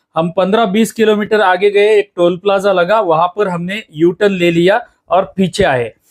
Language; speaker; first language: Hindi; non-native, local second language; Marathi